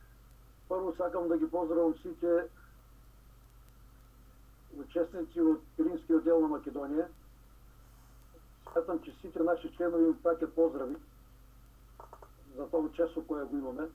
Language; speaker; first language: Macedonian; early bilingual, heritage; Macedonian